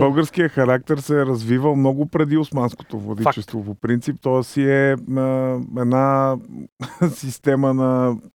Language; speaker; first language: Bulgarian; native; Bulgarian